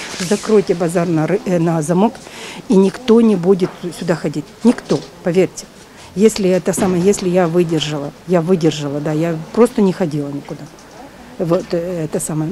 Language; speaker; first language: Russian; native; Russian